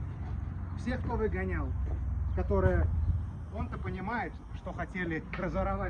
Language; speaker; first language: Russian; native; Russian